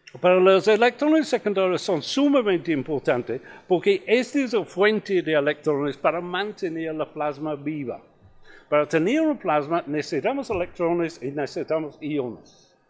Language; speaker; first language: Spanish; non-native, fluent; English